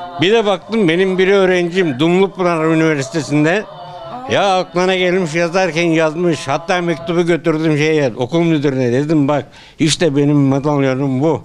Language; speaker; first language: Turkish; native; Turkish